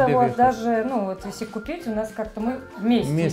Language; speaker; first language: Russian; native; Russian